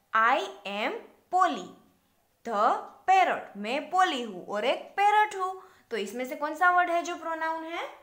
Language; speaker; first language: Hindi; non-native, local second language; Gujarati